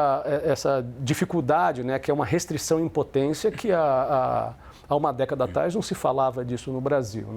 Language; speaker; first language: Portuguese; native; Portuguese